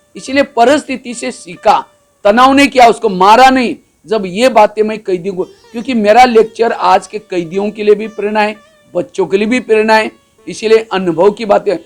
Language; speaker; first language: Hindi; non-native, local second language; Marathi